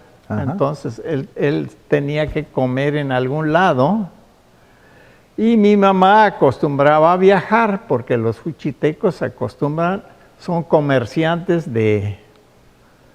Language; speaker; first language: Spanish; native; Spanish